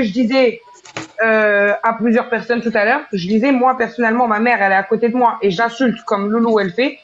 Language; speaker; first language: French; native; French